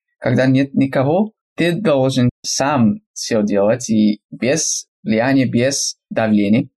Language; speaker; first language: Russian; non-native, fluent; English